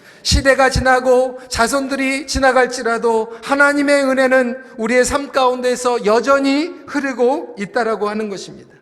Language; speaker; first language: Korean; native; Korean